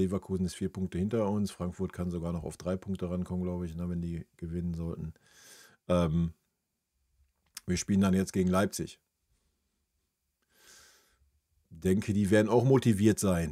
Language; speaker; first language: German; native; German